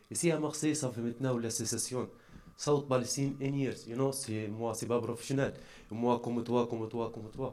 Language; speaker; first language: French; non-native, learner; Arabic